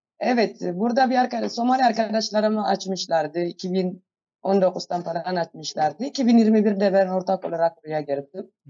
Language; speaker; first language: Turkish; non-native, learner; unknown